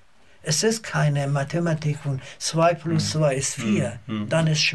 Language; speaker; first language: German; non-native, learner; Azerbaijani